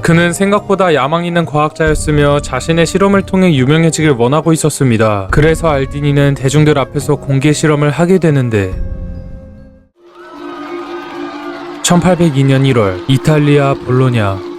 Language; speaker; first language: Korean; native; Korean